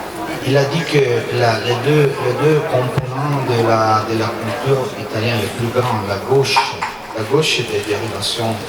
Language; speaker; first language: French; non-native, learner; Italian